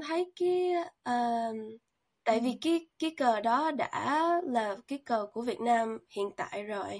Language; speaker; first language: Vietnamese; early bilingual, heritage; Vietnamese